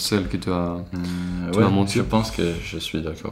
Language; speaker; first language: French; non-native, learner; Swedish